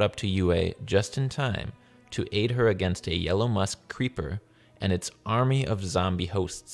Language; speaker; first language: English; native; English